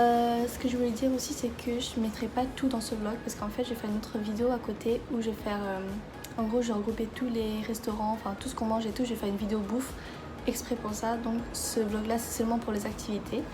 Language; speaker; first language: French; native; French